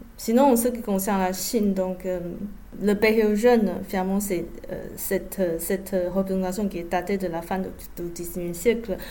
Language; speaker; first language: French; non-native, fluent; Chinese